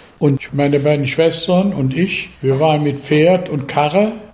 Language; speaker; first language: German; native; German